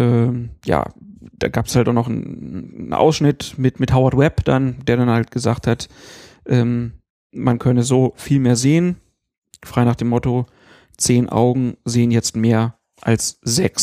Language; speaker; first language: German; native; German